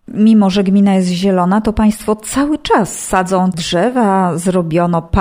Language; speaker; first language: Polish; native; Polish